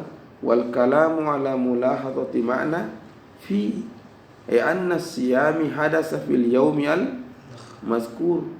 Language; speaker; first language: Arabic; non-native, fluent; Indonesian